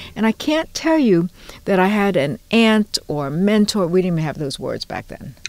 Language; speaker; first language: English; native; English